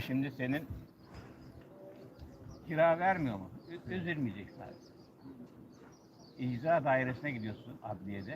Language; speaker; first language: Turkish; native; Turkish